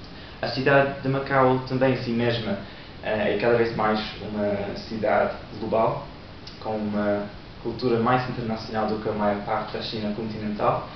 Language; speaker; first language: Portuguese; non-native, learner; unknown